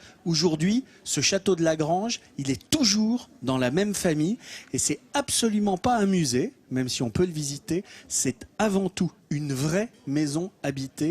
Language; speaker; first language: French; native; French